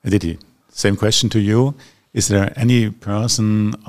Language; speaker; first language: English; non-native, fluent; German